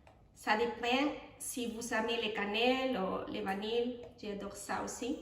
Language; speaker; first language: French; non-native, fluent; Spanish